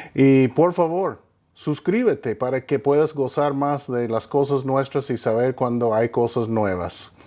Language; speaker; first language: Spanish; non-native, fluent; English